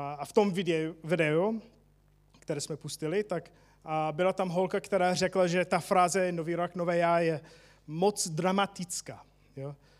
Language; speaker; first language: Czech; non-native, fluent; English